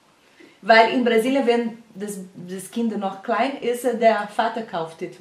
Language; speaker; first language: German; non-native, learner; Portuguese